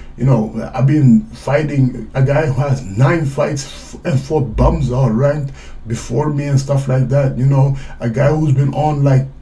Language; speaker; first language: English; non-native, fluent; Swedish